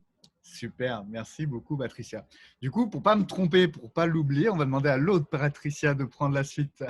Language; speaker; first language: French; native; French